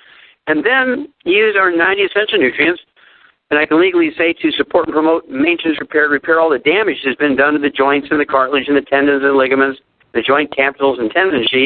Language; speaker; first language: English; native; English